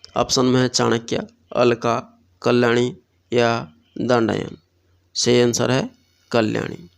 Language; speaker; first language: Hindi; non-native, local second language; Odia